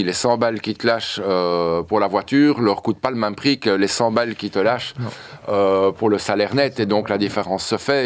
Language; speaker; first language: French; native; French